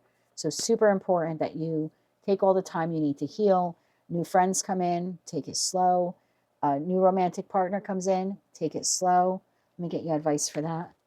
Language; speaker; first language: English; native; English